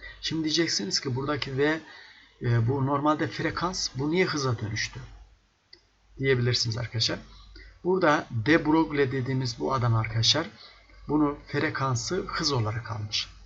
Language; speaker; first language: Turkish; native; Turkish